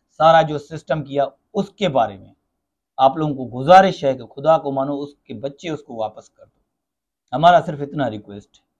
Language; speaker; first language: Urdu; non-native, local second language; Sindhi